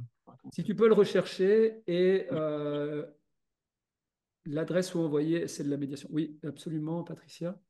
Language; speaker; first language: French; native; French